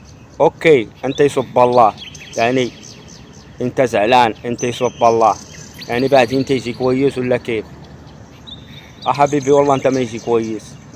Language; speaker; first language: Arabic; non-native, learner; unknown